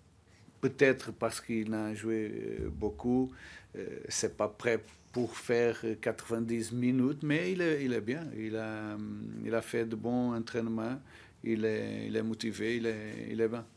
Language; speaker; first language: French; non-native, fluent; Portuguese